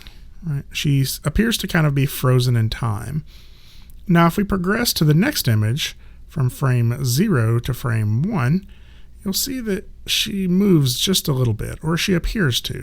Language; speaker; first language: English; native; English